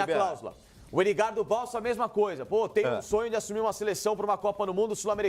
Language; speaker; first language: Portuguese; native; Portuguese